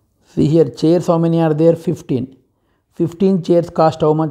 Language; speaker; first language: English; non-native, local second language; Telugu